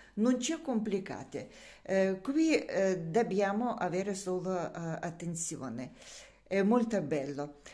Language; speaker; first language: Italian; non-native, learner; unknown